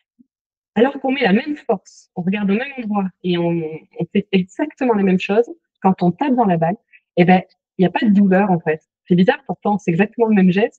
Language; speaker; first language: French; native; French